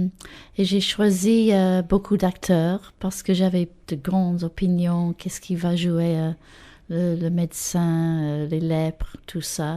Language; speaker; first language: French; non-native, fluent; English